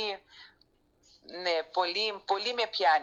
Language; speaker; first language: Greek; early bilingual, heritage; Greek